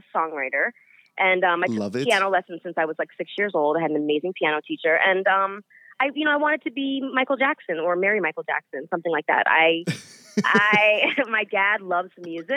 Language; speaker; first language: English; native; English